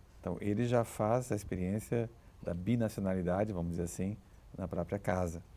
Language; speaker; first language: Portuguese; native; Portuguese